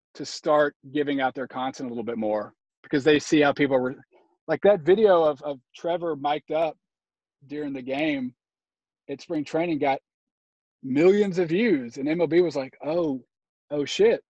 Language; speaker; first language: English; native; English